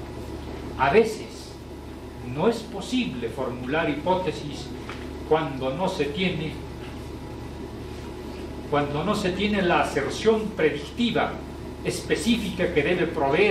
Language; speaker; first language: Spanish; native; Spanish